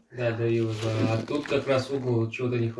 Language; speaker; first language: Russian; native; Russian